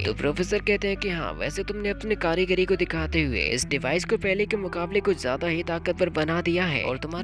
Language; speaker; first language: Hindi; native; Hindi